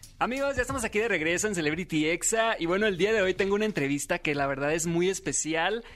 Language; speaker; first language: Spanish; native; Spanish